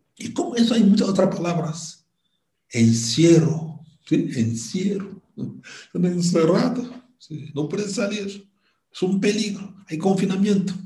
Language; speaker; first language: Spanish; non-native, fluent; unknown